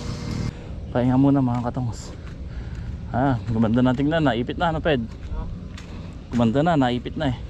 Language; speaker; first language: Filipino; native; Filipino